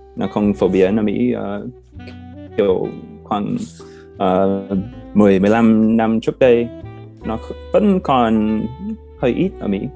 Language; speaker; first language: Vietnamese; non-native, fluent; English